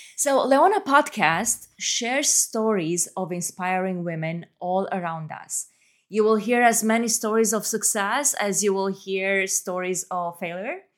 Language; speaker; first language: English; non-native, fluent; Romanian